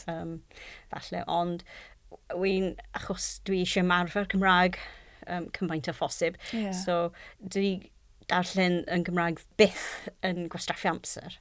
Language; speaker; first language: Welsh; non-native, local second language; English